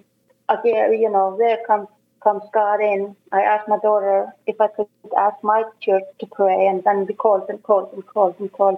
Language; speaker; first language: English; non-native, fluent; Icelandic